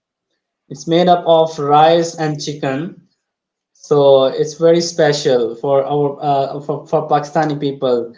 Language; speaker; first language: English; non-native, learner; Urdu